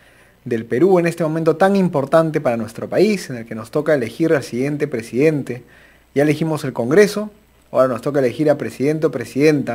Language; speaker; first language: Spanish; native; Spanish